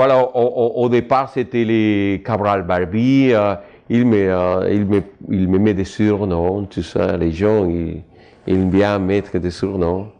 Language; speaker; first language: French; non-native, fluent; Spanish